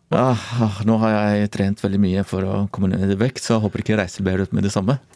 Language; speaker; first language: Norwegian; non-native, fluent; Arabic